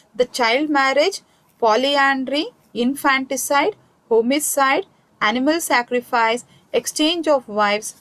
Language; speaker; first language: English; non-native, local second language; Kannada